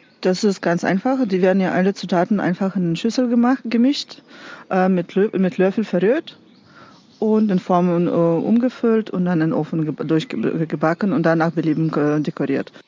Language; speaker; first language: German; non-native, fluent; Russian